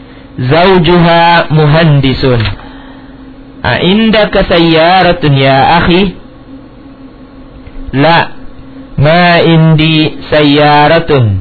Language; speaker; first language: Arabic; non-native, fluent; Indonesian